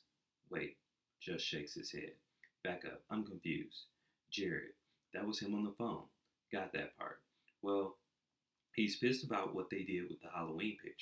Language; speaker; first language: English; native; English